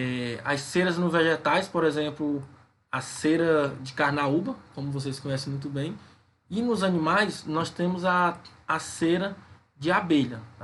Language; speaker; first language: Portuguese; native; Portuguese